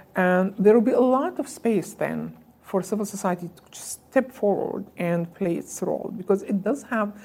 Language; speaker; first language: English; non-native, fluent; Arabic